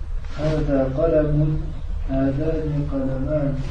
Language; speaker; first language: Arabic; non-native, learner; French